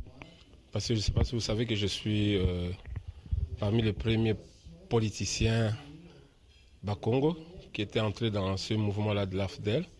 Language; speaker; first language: French; non-native, local second language; Kongo